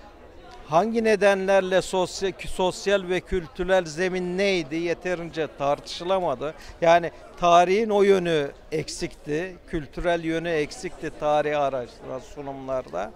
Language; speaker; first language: Turkish; native; Turkish